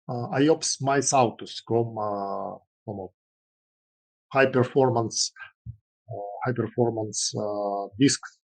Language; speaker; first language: Portuguese; non-native, fluent; Russian